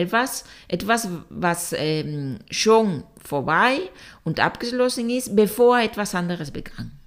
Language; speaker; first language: German; non-native, fluent; Spanish